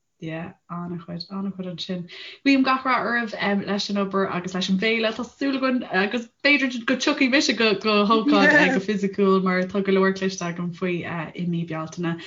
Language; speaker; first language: Irish; non-native, local second language; English